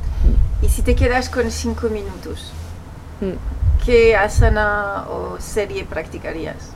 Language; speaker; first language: Spanish; non-native, fluent; French